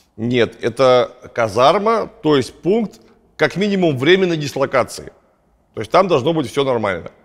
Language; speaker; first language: Russian; native; Russian